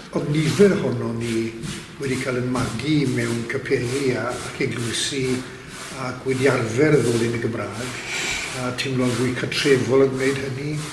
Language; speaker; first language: Welsh; native; Welsh